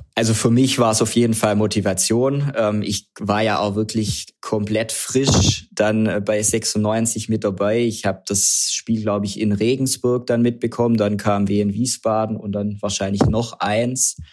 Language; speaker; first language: German; native; German